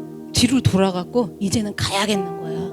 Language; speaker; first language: Korean; native; Korean